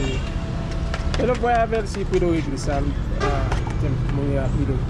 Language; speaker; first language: Spanish; non-native, learner; Haitian Creole